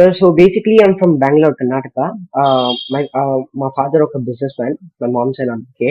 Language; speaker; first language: Telugu; non-native, learner; Kannada